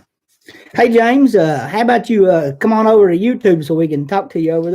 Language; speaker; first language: English; native; English